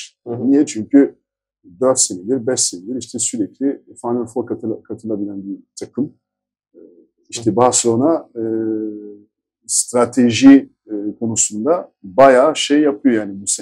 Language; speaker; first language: Turkish; non-native, fluent; French